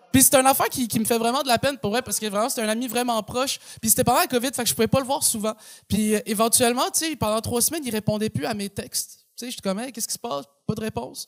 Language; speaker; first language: French; native; French